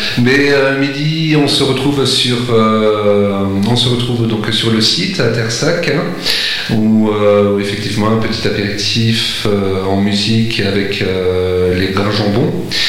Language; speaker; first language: French; native; French